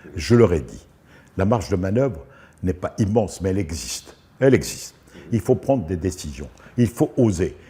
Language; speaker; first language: French; non-native, local second language; Arabic